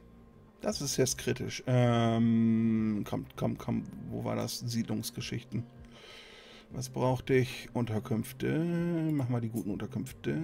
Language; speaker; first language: German; native; German